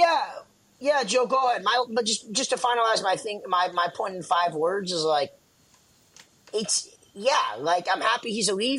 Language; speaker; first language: English; native; English